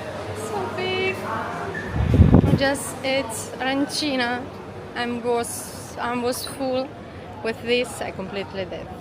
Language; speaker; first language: English; non-native, learner; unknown